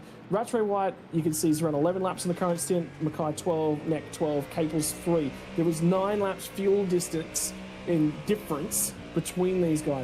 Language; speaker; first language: English; native; English